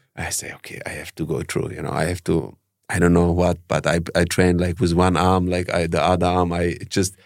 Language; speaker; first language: English; early bilingual, heritage; German